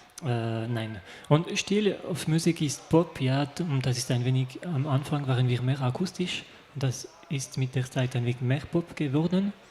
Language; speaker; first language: German; non-native, local second language; French